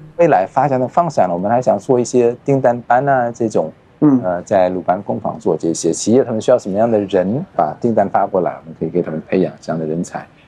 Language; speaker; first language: Chinese; non-native, fluent; Khmer